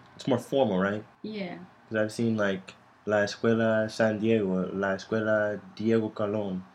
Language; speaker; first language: Spanish; non-native, fluent; English